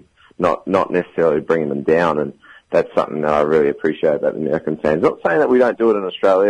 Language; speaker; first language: English; native; English